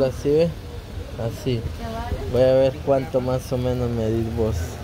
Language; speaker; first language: Spanish; native; Spanish